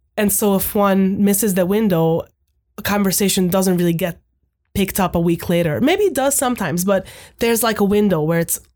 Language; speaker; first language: English; non-native, fluent; Hungarian